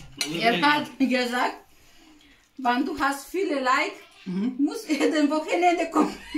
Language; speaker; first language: German; non-native, learner; Romanian